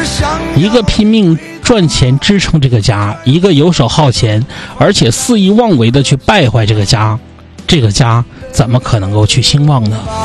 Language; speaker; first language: Chinese; native; Chinese